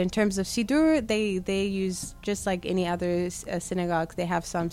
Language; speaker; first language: English; non-native, local second language; Shona